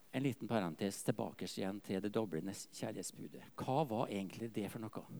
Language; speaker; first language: Norwegian; native; Norwegian